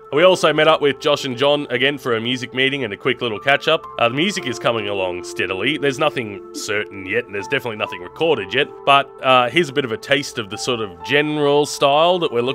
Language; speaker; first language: English; native; English